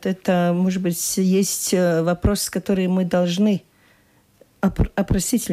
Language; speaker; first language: Russian; non-native, local second language; Latvian